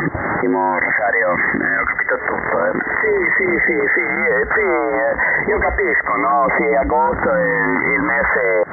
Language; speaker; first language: Italian; non-native, fluent; Spanish